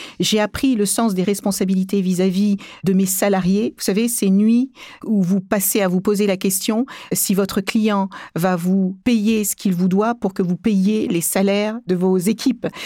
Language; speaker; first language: French; early bilingual, other home language; Kabuverdianu